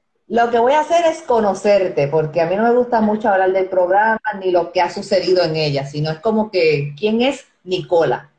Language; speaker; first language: Spanish; native; Spanish